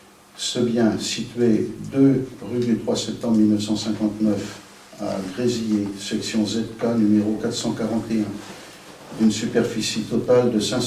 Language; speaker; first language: French; native; French